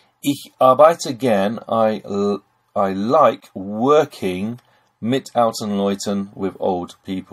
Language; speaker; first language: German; non-native, fluent; English